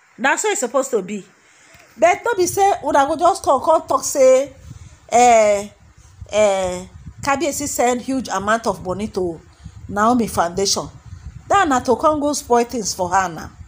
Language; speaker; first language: Nigerian Pidgin; native; Nigerian Pidgin